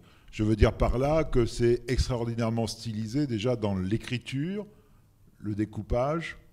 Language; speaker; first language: French; native; French